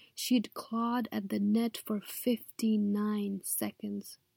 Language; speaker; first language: English; non-native, local second language; Nepali